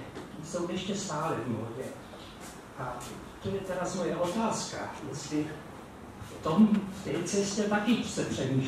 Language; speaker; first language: Czech; non-native, fluent; German